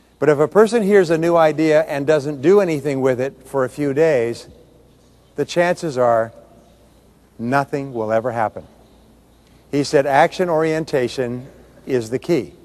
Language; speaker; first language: English; native; English